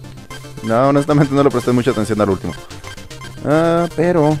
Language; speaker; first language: Spanish; native; Spanish